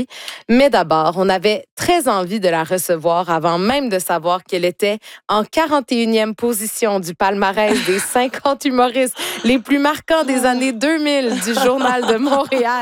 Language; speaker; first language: French; native; French